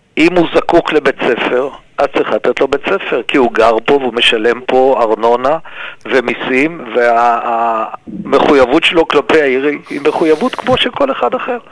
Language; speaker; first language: Hebrew; native; Hebrew